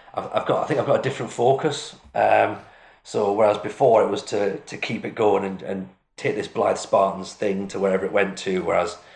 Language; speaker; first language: English; native; English